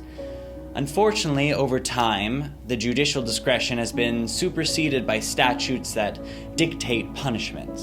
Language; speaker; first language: English; native; English